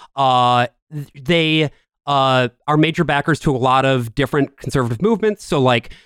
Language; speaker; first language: English; native; English